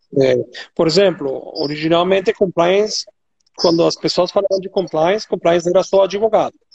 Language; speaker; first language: Portuguese; non-native, fluent; Spanish